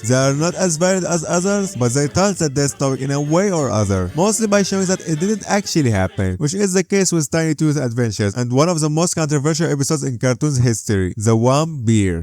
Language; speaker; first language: English; non-native, fluent; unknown